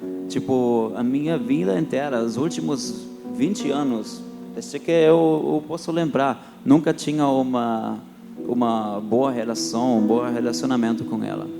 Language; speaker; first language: Portuguese; early bilingual, heritage; Portuguese